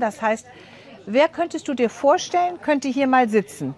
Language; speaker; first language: German; native; German